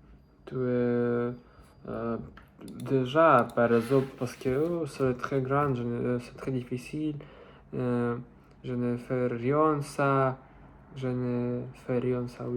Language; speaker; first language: French; non-native, learner; Russian